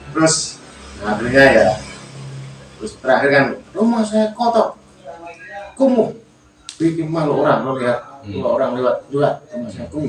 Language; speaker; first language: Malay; non-native, local second language; Javanese